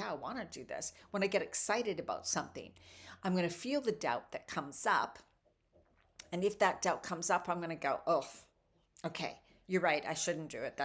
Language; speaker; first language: English; native; English